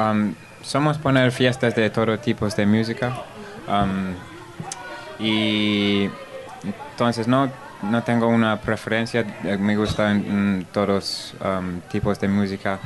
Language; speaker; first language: Spanish; non-native, learner; English